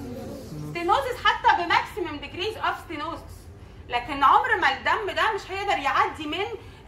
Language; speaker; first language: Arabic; native; Arabic